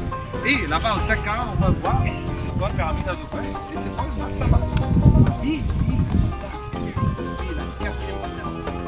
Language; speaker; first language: French; non-native, fluent; Arabic